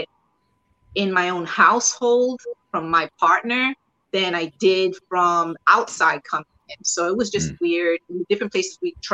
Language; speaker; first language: English; early bilingual, other home language; Spanish